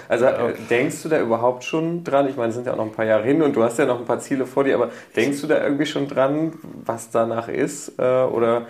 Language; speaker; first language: German; native; German